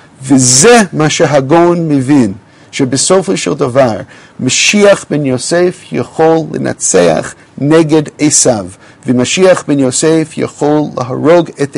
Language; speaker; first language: Hebrew; non-native, fluent; English